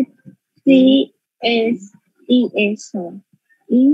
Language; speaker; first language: Korean; non-native, learner; Khmer